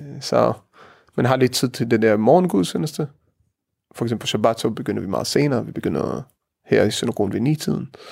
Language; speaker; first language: Danish; early bilingual, heritage; Danish